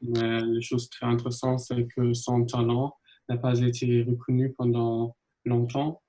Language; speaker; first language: French; non-native, fluent; German